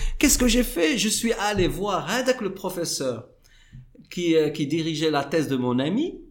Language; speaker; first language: French; non-native, local second language; Arabic